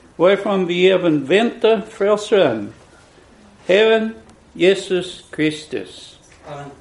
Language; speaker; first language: Swedish; non-native, fluent; English